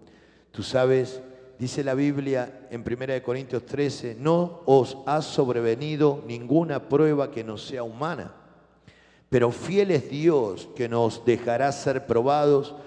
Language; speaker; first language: Spanish; native; Spanish